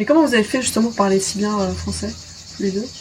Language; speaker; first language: French; native; French